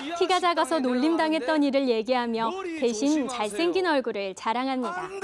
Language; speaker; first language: Korean; native; Korean